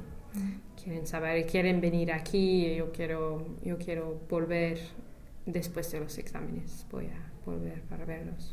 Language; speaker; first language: Spanish; non-native, fluent; English